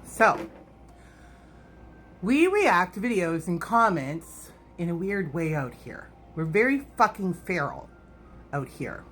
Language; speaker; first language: English; native; English